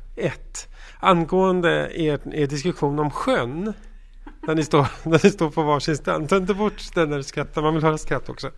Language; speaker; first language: Swedish; native; Swedish